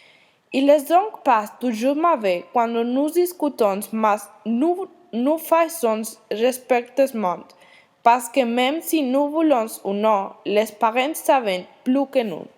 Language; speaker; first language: French; non-native, learner; Spanish